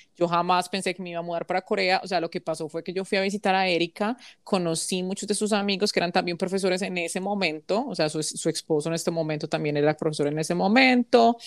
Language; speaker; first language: Spanish; early bilingual, heritage; Spanish